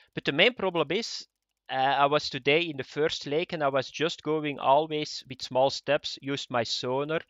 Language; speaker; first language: English; non-native, fluent; Dutch